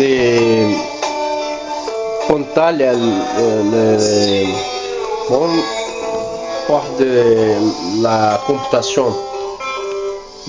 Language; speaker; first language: French; non-native, learner; Spanish